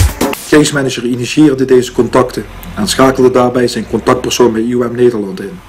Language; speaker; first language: Dutch; native; Dutch